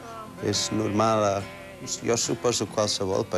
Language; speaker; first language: Catalan; early bilingual, heritage; Catalan